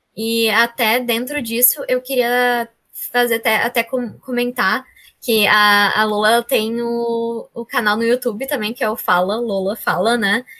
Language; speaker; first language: Portuguese; native; Portuguese